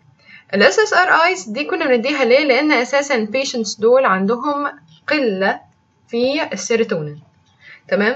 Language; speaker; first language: Arabic; native; Arabic